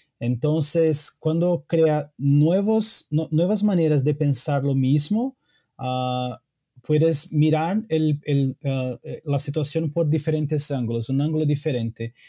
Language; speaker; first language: Spanish; non-native, fluent; Portuguese